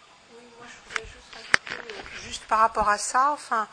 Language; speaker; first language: French; native; French